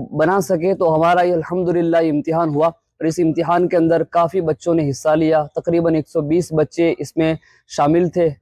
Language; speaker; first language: Urdu; non-native, local second language; Gujarati